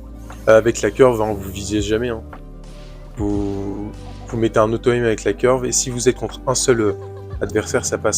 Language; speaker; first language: French; native; French